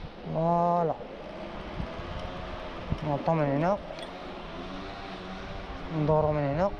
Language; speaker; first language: Arabic; native; Arabic